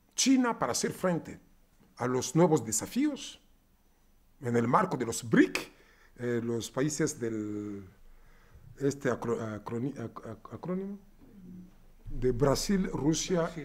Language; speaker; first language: Spanish; non-native, fluent; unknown